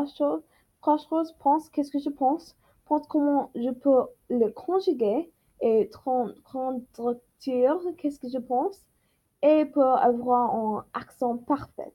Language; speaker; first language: French; non-native, learner; English